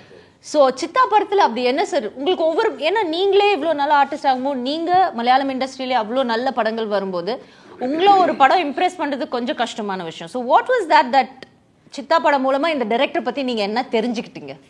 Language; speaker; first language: Tamil; native; Tamil